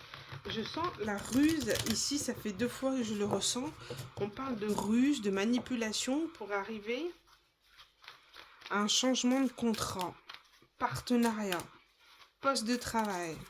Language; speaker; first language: French; native; French